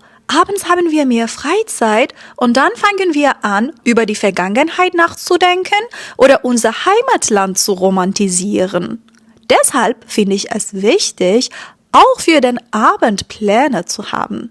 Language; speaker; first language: German; non-native, fluent; Persian